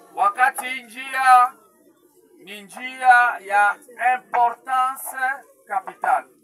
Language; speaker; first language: Swahili; native; Swahili